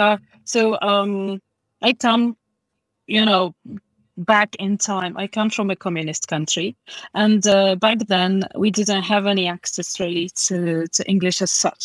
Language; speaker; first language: English; non-native, fluent; Polish